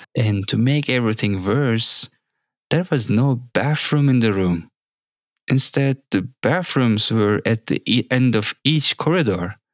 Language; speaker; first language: English; non-native, fluent; Turkish